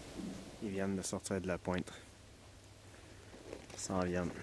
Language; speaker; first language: French; native; French